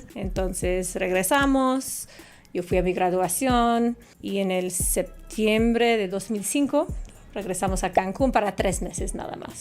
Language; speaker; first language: Spanish; non-native, fluent; English